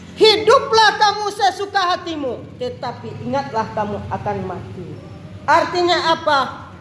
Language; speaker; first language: Malay; non-native, local second language; Minangkabau